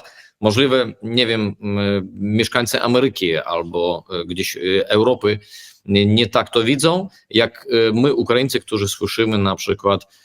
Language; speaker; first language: Polish; early bilingual, heritage; Polish